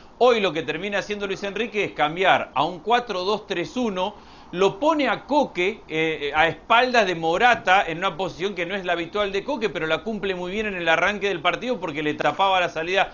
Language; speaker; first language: Spanish; native; Spanish